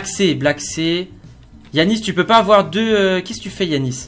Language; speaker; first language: French; native; French